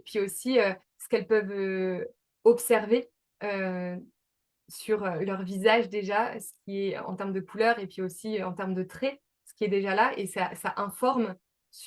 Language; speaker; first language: French; native; French